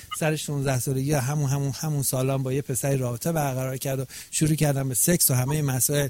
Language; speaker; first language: Persian; native; Persian